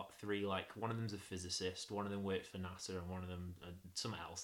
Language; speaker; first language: English; native; English